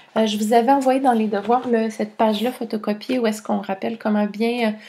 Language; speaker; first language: French; native; French